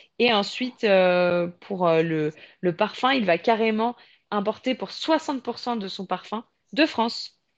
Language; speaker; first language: French; native; French